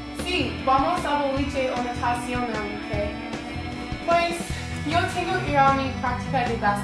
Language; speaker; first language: Spanish; non-native, learner; English